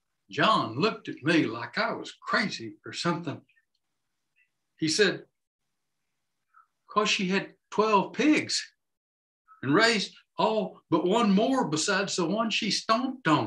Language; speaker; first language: English; native; English